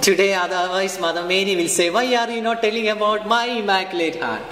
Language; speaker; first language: English; non-native, local second language; Malayalam